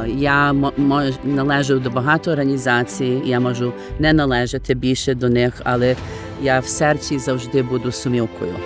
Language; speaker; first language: Ukrainian; early bilingual, heritage; Ukrainian